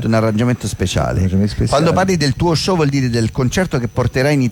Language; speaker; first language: Italian; native; Italian